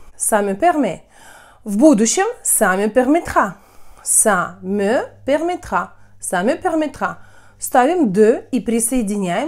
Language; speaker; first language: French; non-native, fluent; Russian